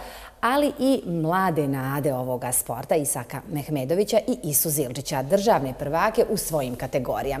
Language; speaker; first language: Serbian; native; Serbian